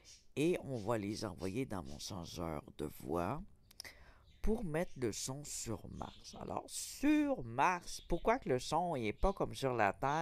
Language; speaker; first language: French; native; French